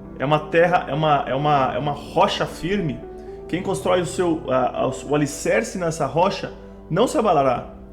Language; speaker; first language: Portuguese; native; Portuguese